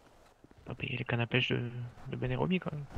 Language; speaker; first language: French; native; French